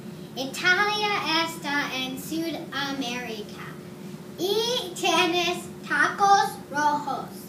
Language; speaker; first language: Spanish; non-native, learner; English